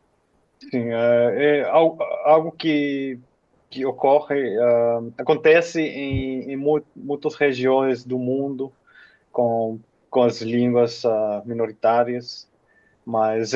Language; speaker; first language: Portuguese; non-native, fluent; Finnish